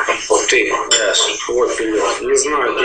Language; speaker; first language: Russian; native; Russian